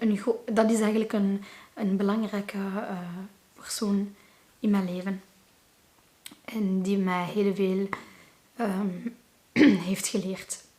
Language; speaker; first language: Dutch; non-native, local second language; Arabic